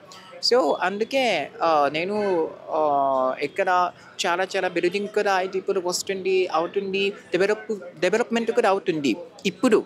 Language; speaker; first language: Telugu; non-native, learner; Japanese